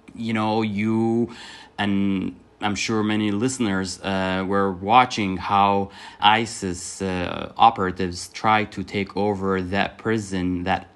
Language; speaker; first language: English; non-native, fluent; Arabic